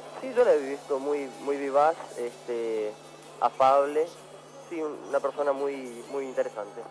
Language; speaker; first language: Spanish; non-native, fluent; Portuguese